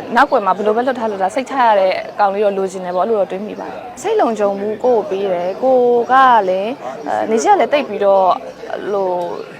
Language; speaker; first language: Burmese; native; Burmese